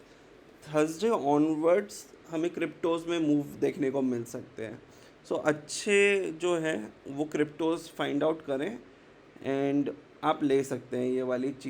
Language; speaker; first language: Hindi; native; Hindi